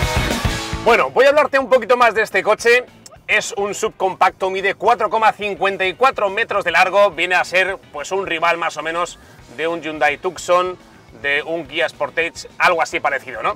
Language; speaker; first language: Spanish; native; Spanish